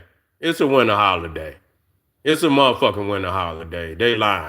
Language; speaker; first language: English; native; English